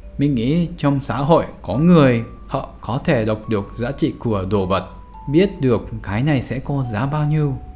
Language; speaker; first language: Vietnamese; non-native, fluent; Japanese